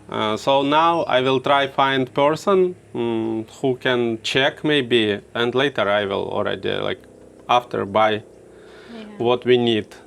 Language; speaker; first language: English; non-native, learner; Russian